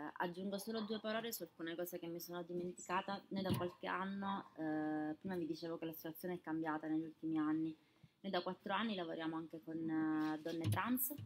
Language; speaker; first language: Italian; native; Italian